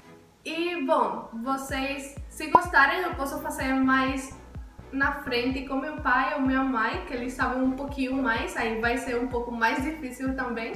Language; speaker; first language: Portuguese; non-native, learner; Spanish